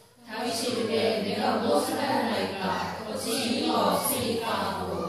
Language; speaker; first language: Korean; native; Korean